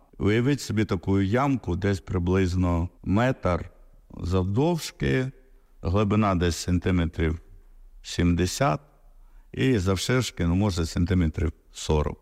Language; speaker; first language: Ukrainian; non-native, local second language; Russian